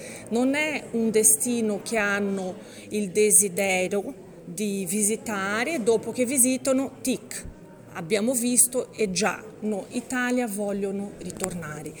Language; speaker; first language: Italian; non-native, learner; English